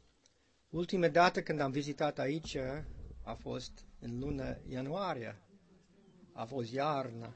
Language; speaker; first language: Romanian; non-native, learner; English